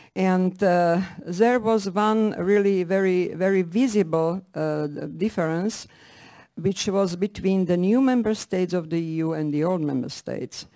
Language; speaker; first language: English; non-native, fluent; Slovak